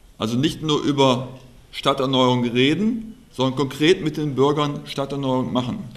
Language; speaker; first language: German; native; German